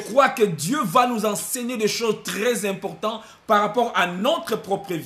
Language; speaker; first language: French; non-native, local second language; Lingala